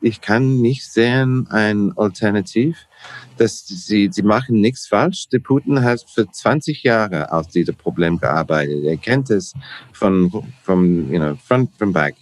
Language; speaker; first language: German; non-native, learner; English